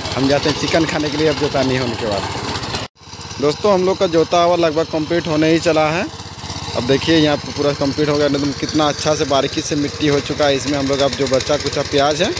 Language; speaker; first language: Hindi; native; Hindi